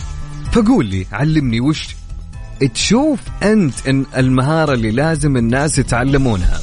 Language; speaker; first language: Arabic; native; Arabic